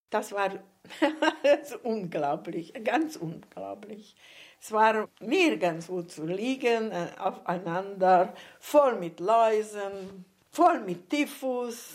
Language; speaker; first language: German; non-native, fluent; Hungarian